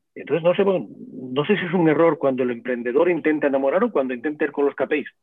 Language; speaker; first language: Spanish; native; Spanish